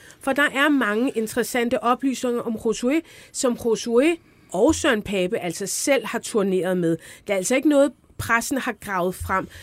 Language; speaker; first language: Danish; native; Danish